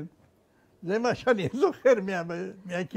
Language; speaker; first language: Hebrew; non-native, fluent; Romanian